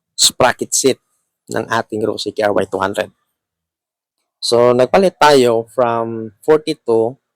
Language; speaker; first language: Filipino; non-native, local second language; Hiligaynon